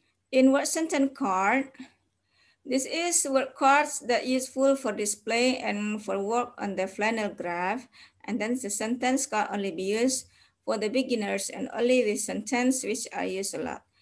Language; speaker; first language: English; non-native, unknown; Indonesian